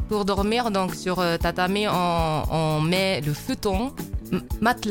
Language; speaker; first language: French; non-native, fluent; Japanese